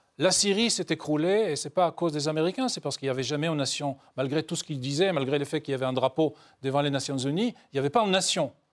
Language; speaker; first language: French; non-native, fluent; Hebrew